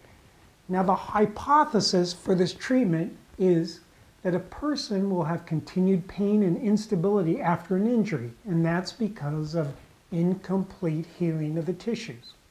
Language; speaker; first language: English; native; English